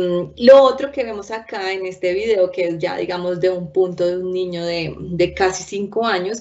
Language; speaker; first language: Spanish; native; Spanish